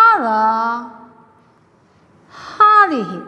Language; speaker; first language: Arabic; non-native, fluent; Malayalam